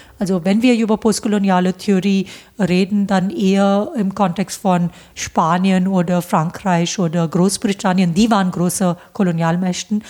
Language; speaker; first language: German; non-native, fluent; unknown